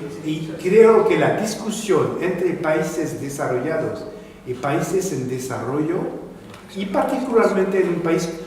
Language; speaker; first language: Spanish; non-native, fluent; French